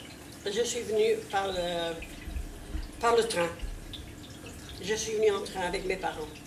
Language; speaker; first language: French; non-native, fluent; Portuguese